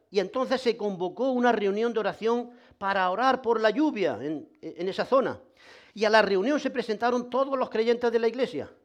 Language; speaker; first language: Spanish; native; Spanish